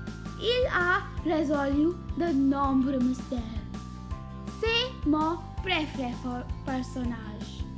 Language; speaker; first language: French; non-native, learner; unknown